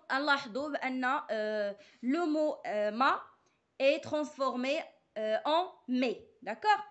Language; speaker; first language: French; non-native, local second language; Arabic